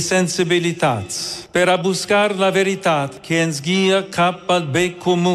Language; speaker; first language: Catalan; non-native, fluent; English